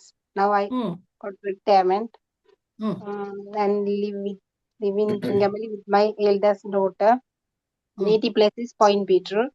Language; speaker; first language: English; non-native, learner; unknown